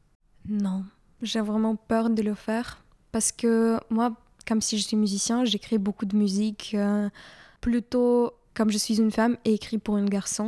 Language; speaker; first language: French; non-native, fluent; Ukrainian